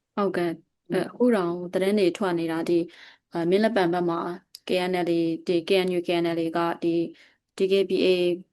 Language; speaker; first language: Burmese; native; Burmese